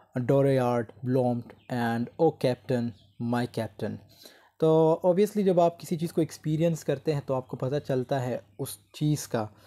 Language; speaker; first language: Urdu; native; Urdu